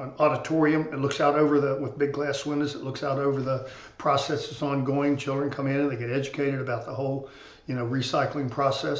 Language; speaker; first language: English; native; English